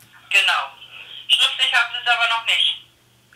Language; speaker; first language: German; native; German